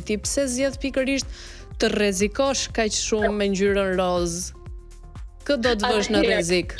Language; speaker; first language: Albanian; native; Albanian